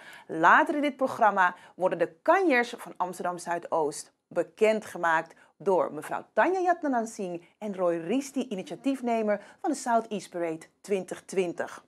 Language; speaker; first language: Dutch; native; Dutch